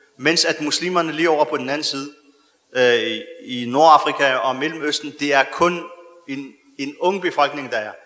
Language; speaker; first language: Danish; early bilingual, other home language; Arabic